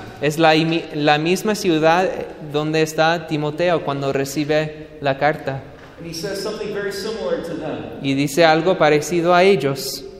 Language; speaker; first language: Spanish; non-native, fluent; English